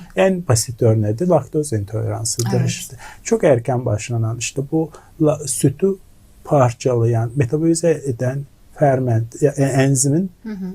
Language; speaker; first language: Turkish; non-native, fluent; Mongolian